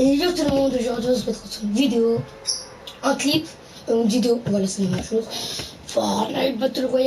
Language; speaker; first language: French; native; French